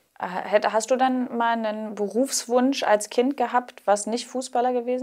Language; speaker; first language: German; native; German